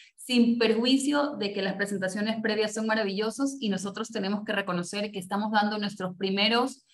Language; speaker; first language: Spanish; native; Spanish